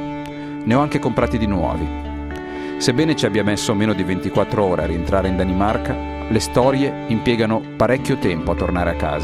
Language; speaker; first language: Italian; native; Italian